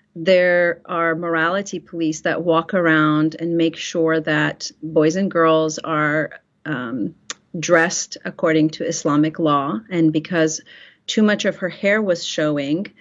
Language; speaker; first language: English; early bilingual, other home language; Persian